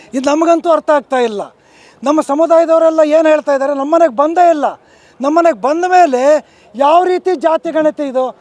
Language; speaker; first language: Kannada; native; Kannada